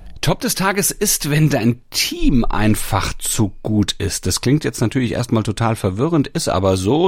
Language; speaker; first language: German; native; German